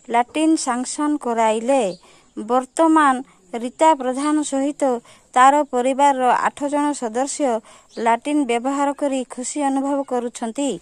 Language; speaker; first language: Odia; native; Odia